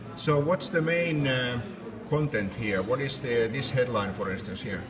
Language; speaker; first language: English; non-native, fluent; Finnish